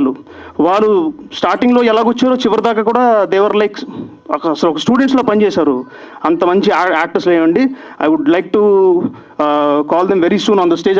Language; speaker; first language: Telugu; native; Telugu